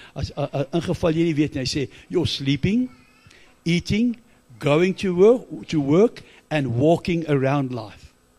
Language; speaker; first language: English; non-native, local second language; Afrikaans